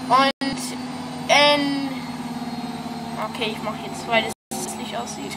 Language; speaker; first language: German; non-native, fluent; English